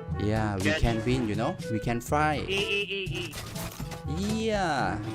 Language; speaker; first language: English; non-native, learner; Thai